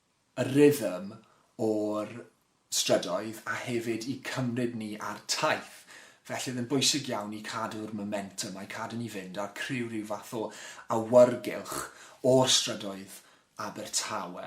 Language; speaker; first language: Welsh; non-native, local second language; English